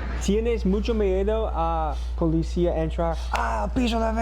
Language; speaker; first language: Spanish; non-native, learner; English